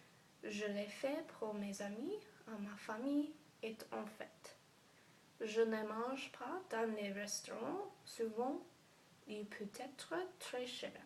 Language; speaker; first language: French; non-native, learner; English